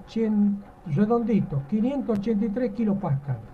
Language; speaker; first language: Spanish; native; Spanish